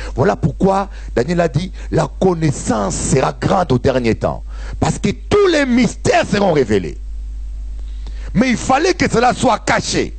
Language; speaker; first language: French; non-native, local second language; Lingala